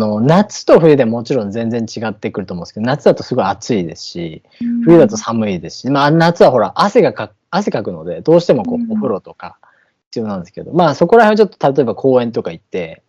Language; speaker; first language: Japanese; native; Japanese